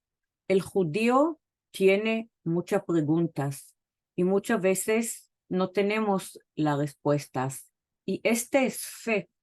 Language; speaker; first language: Spanish; non-native, fluent; Hebrew